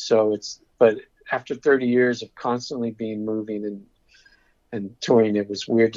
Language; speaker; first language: English; native; English